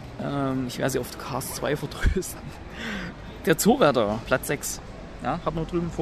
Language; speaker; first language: German; native; German